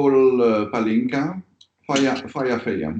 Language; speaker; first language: Hungarian; non-native, learner; French